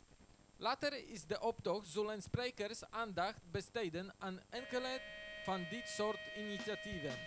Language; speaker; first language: Dutch; non-native, fluent; Polish